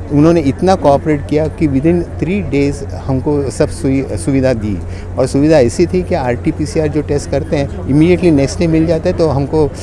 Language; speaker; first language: Hindi; non-native, local second language; Marathi